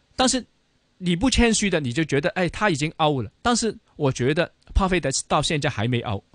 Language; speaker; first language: Chinese; non-native, local second language; Cantonese